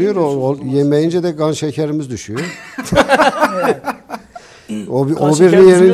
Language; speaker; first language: Turkish; native; Turkish